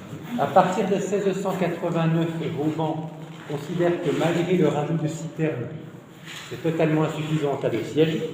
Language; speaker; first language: French; native; French